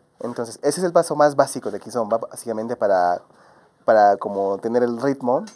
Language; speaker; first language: Spanish; non-native, fluent; Portuguese